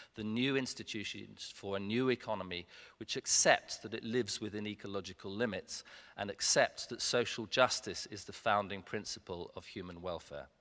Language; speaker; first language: English; native; English